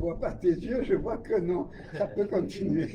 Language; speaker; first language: French; native; French